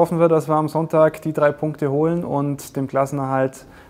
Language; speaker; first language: German; native; German